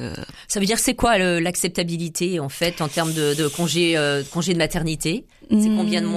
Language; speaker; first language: French; native; French